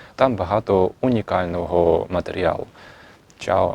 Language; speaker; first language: Ukrainian; non-native, fluent; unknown